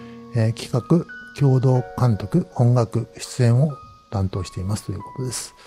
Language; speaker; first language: Japanese; native; Japanese